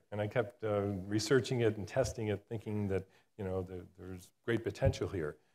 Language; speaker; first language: English; native; English